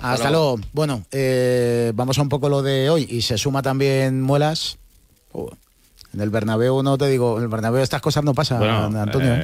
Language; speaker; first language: Spanish; native; Spanish